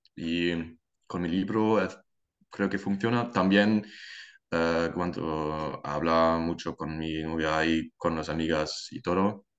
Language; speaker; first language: Spanish; non-native, learner; German